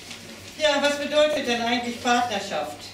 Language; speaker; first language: German; native; German